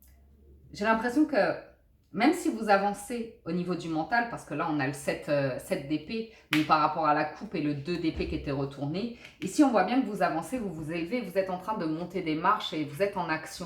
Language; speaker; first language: French; native; French